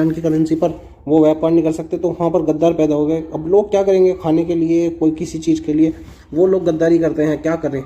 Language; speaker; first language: Hindi; native; Hindi